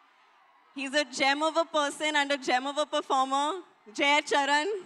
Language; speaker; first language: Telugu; non-native, learner; Hindi